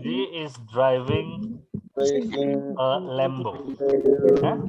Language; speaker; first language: English; non-native, fluent; Indonesian